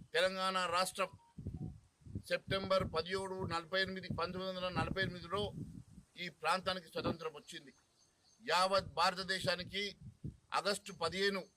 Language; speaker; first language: Telugu; native; Telugu